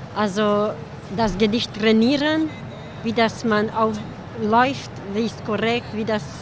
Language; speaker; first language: German; non-native, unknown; Hungarian